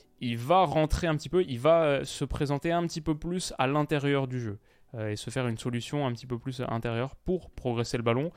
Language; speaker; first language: French; native; French